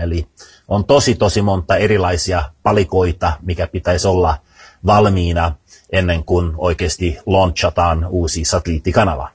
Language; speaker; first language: Finnish; early bilingual, heritage; Finnish